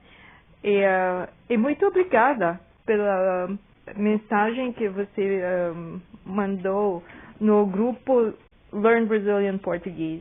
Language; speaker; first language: Portuguese; non-native, learner; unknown